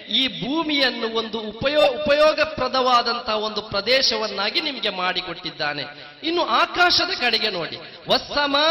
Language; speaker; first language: Kannada; non-native, local second language; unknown